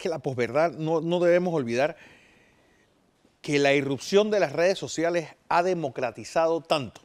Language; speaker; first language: Spanish; native; Spanish